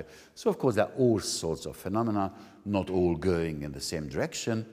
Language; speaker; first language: English; non-native, fluent; Hungarian